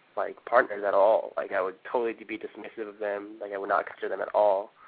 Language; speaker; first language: English; early bilingual, other home language; Korean